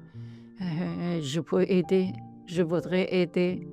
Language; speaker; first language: French; non-native, learner; Persian